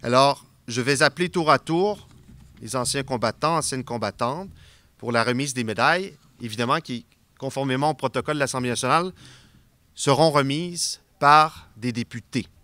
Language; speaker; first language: French; native; French